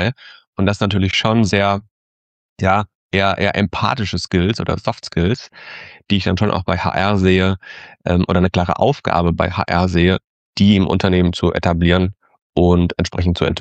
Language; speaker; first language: German; native; German